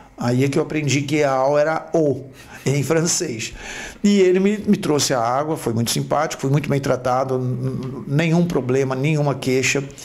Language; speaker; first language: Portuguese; native; Portuguese